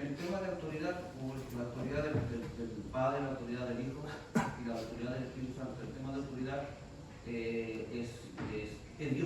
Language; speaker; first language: Spanish; native; Spanish